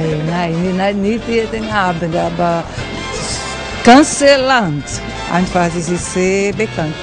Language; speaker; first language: German; non-native, learner; Portuguese